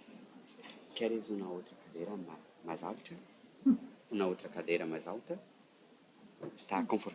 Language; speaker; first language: Spanish; non-native, learner; Portuguese